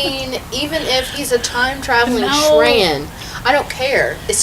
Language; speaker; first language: English; native; English